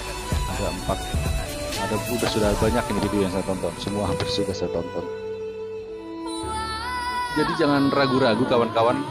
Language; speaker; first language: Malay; non-native, local second language; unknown